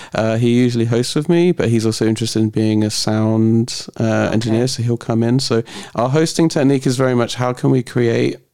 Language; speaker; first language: English; native; English